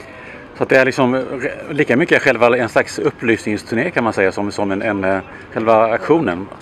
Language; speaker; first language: Swedish; native; Swedish